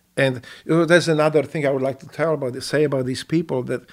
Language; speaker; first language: English; non-native, fluent; Polish